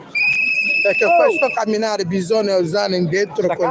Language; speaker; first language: Italian; non-native, learner; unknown